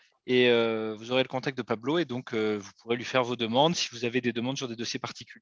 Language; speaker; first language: French; native; French